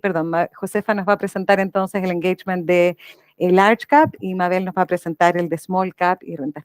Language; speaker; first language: Spanish; native; Spanish